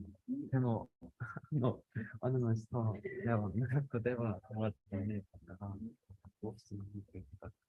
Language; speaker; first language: Japanese; non-native, learner; German